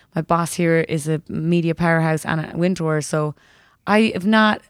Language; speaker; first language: English; native; English